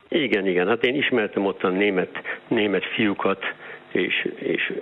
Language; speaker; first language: Hungarian; early bilingual, heritage; Hungarian